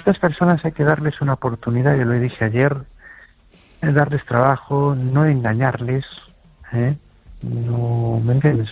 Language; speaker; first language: Spanish; native; Spanish